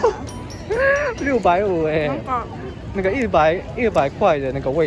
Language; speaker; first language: Chinese; non-native, fluent; Japanese